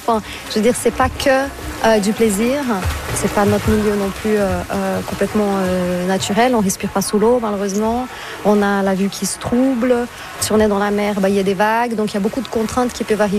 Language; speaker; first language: French; non-native, fluent; Portuguese